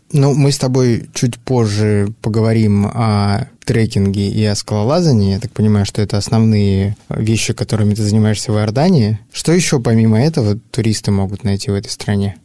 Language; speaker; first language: Russian; native; Russian